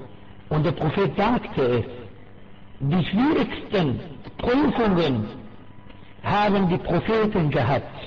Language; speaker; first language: German; non-native, fluent; Arabic